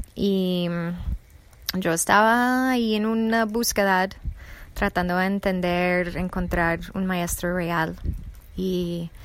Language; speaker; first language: Spanish; non-native, fluent; English